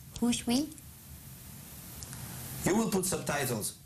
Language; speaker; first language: English; non-native, learner; French